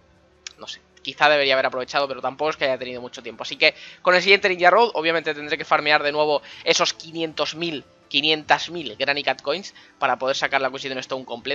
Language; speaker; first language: Spanish; native; Spanish